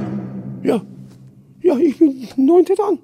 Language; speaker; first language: German; non-native, learner; Korean